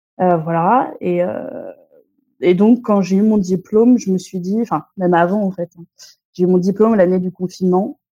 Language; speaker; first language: French; native; French